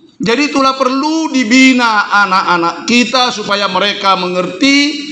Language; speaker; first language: Indonesian; non-native, local second language; Batak Toba